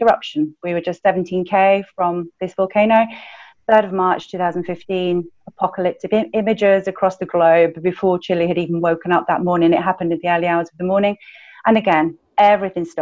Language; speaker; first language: English; native; English